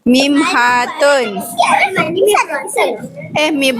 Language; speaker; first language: Arabic; non-native, fluent; Malay